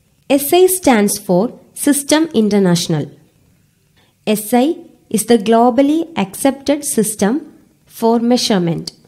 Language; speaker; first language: English; non-native, local second language; Malayalam